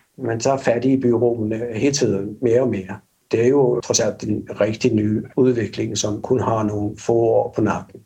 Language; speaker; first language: Danish; non-native, fluent; Finnish